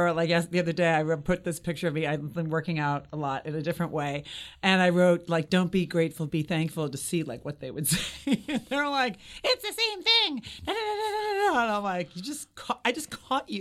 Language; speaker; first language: English; native; English